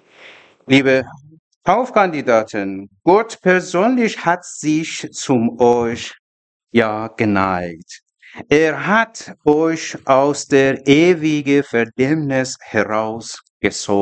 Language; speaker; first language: German; non-native, learner; Persian